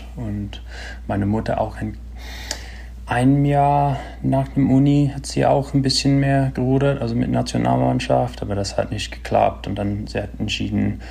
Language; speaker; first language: German; early bilingual, other home language; English